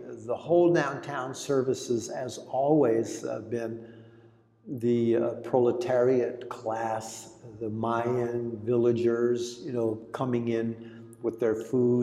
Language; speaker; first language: English; early bilingual, other home language; Greek